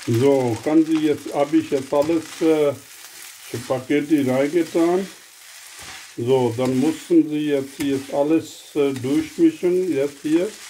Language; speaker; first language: German; non-native, learner; Urdu